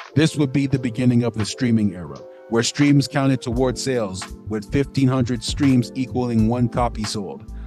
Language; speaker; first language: English; native; English